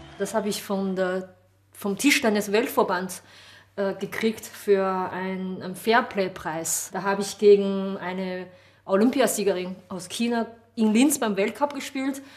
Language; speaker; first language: German; non-native, fluent; Chinese